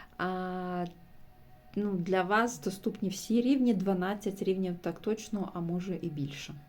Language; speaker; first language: Ukrainian; non-native, local second language; Russian